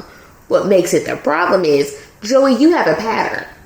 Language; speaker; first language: English; native; English